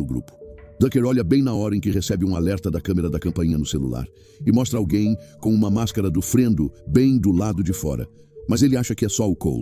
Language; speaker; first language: Portuguese; native; Portuguese